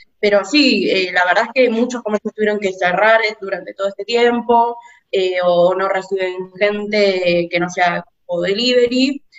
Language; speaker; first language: Spanish; native; Spanish